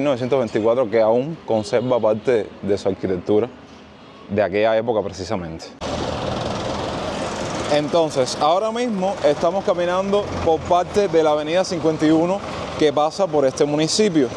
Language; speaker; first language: Spanish; native; Spanish